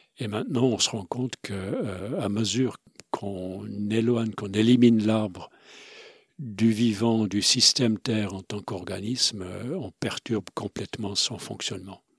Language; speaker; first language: French; non-native, local second language; Swiss German